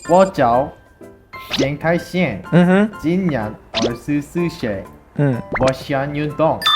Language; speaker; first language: Chinese; non-native, learner; Korean